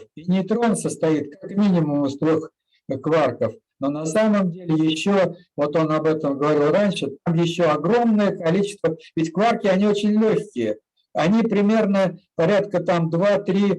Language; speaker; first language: Russian; native; Russian